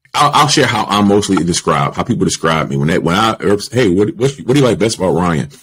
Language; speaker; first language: English; native; English